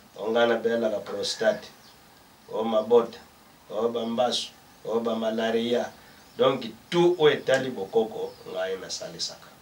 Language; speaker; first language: Lingala; non-native, local second language; Kongo